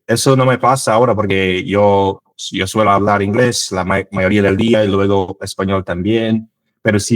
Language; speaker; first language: Spanish; non-native, fluent; English